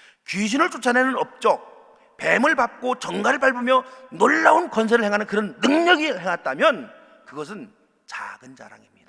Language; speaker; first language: Korean; native; Korean